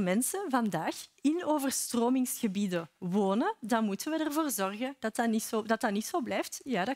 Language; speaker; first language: Dutch; native; Dutch